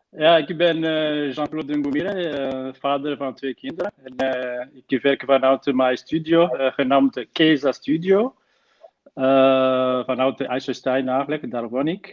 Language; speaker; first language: Dutch; non-native, fluent; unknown